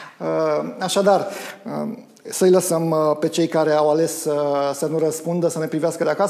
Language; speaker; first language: Romanian; native; Romanian